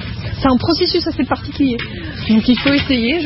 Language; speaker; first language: French; non-native, fluent; Russian